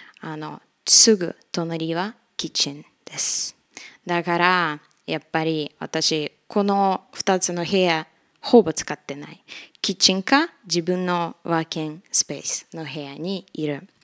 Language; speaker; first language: Japanese; non-native, fluent; Russian